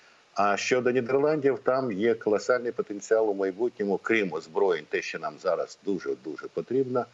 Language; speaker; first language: Ukrainian; native; Ukrainian